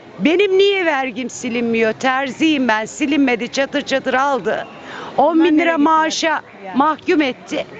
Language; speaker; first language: Turkish; native; Turkish